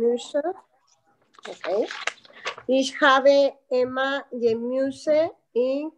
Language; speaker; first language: German; non-native, learner; Spanish